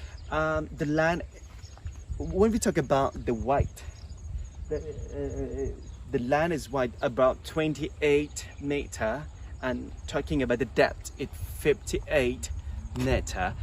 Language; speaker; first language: English; non-native, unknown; Thai